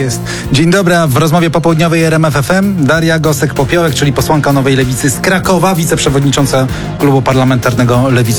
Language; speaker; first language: Polish; native; Polish